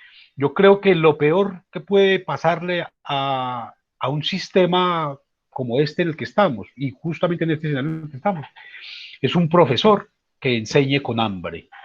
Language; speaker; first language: Spanish; native; Spanish